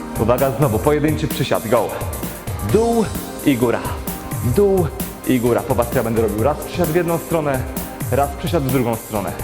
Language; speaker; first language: Polish; native; Polish